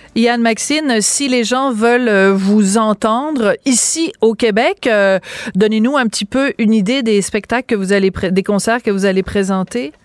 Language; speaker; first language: French; native; French